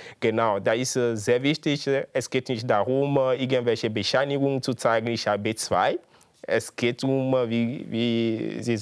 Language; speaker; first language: German; non-native, fluent; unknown